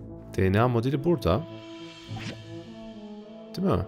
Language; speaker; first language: Turkish; native; Turkish